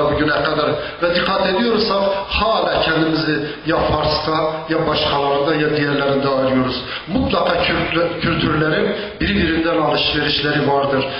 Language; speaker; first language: Turkish; non-native, local second language; Zaza